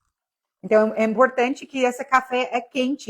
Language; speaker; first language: Portuguese; non-native, fluent; English